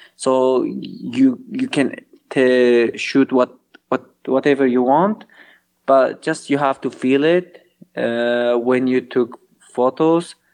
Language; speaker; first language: English; non-native, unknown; Kurdish